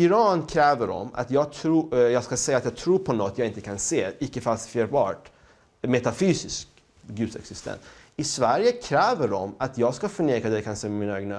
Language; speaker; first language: Swedish; early bilingual, other home language; Persian